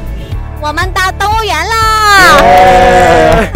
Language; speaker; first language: Chinese; non-native, learner; Vietnamese